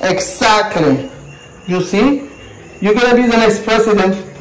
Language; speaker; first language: English; non-native, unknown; Spanish